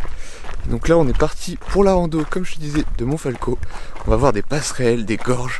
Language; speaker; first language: French; native; French